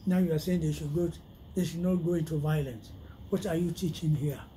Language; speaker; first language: English; non-native, local second language; Yoruba